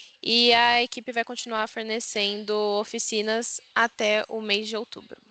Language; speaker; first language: Portuguese; native; Portuguese